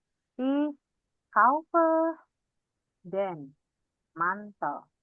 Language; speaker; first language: German; non-native, fluent; Indonesian